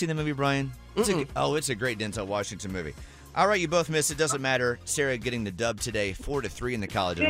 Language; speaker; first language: English; native; English